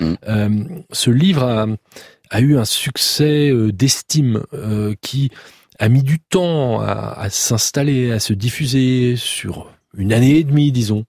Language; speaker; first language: French; native; French